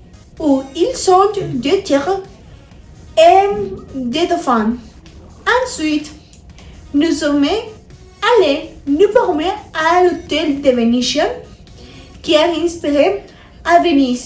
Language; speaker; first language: French; non-native, learner; Spanish